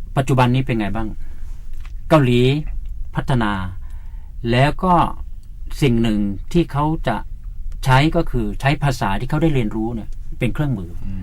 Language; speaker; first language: Thai; native; Thai